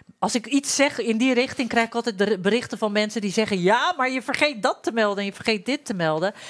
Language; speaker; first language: Dutch; early bilingual, other home language; Turkish